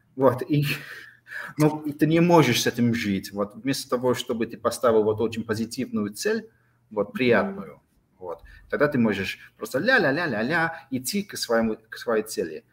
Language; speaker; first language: Russian; non-native, fluent; English